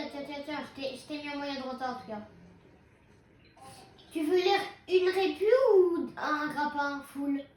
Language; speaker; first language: French; native; French